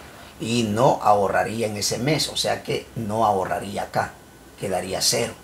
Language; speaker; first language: Spanish; native; Spanish